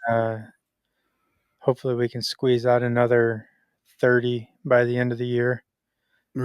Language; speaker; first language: English; native; English